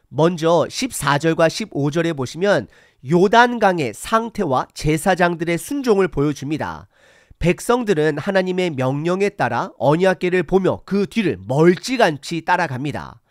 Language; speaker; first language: Korean; native; Korean